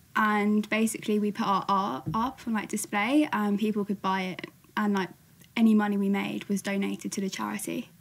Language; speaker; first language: English; native; English